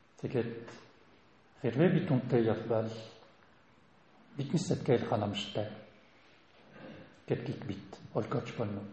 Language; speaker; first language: Mongolian; non-native, learner; French